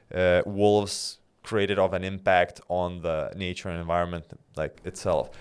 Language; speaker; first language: English; non-native, fluent; Lithuanian